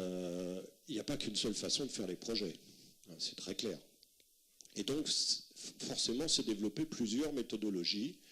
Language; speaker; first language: French; native; French